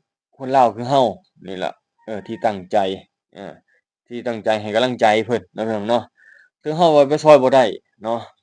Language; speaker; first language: Thai; non-native, local second language; Northeastern Thai